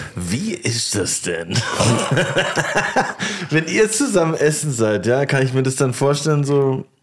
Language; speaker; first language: German; native; German